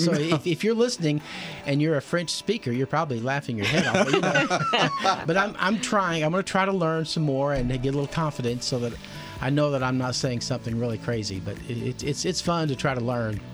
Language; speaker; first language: English; native; English